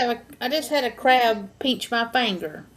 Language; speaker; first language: English; native; English